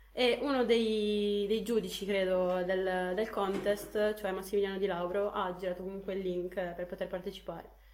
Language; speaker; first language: Italian; native; Italian